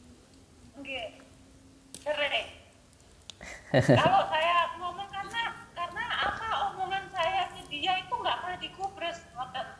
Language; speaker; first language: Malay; non-native, local second language; Javanese